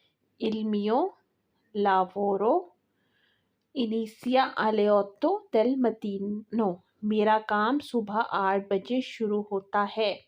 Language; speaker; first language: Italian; non-native, fluent; Urdu